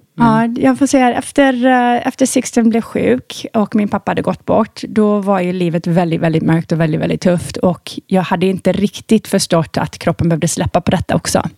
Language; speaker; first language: Swedish; early bilingual, heritage; Swedish